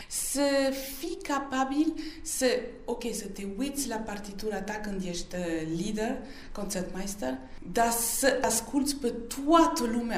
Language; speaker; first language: Romanian; early bilingual, heritage; Romanian